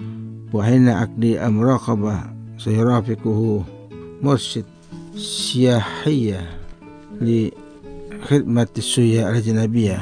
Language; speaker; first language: Arabic; non-native, fluent; Indonesian